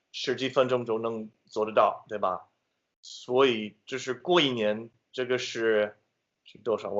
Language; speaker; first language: Chinese; non-native, fluent; English